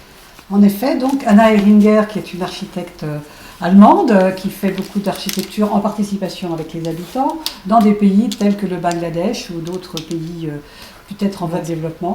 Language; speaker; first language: French; native; French